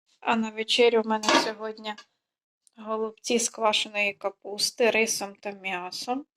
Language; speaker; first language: Ukrainian; native; Ukrainian